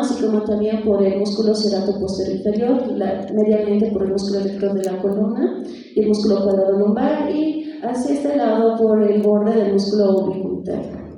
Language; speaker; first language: Spanish; native; Spanish